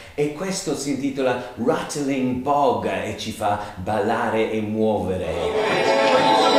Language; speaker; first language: Italian; non-native, fluent; English